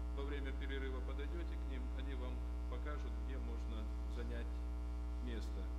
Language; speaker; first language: Russian; native; Russian